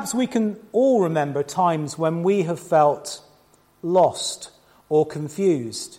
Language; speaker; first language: English; native; English